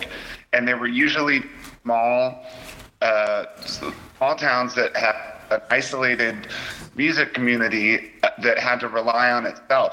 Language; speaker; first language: English; native; English